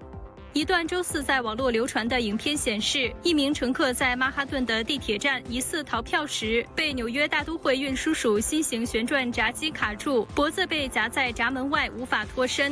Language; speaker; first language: Chinese; native; Chinese